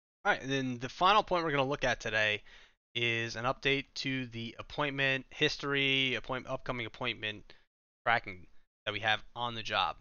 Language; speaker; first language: English; native; English